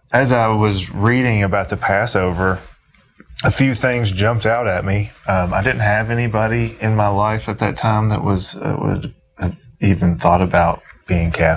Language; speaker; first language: English; native; English